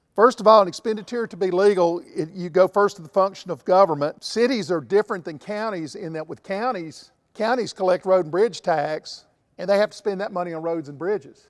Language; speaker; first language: English; native; English